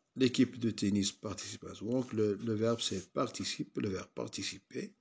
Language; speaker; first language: French; non-native, local second language; Arabic